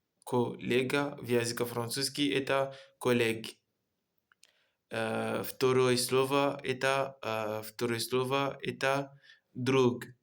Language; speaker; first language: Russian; non-native, learner; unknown